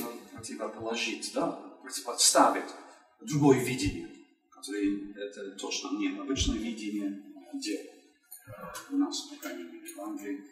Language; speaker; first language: Russian; non-native, fluent; English